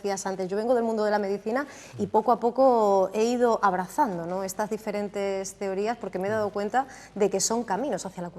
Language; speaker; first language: Spanish; native; Spanish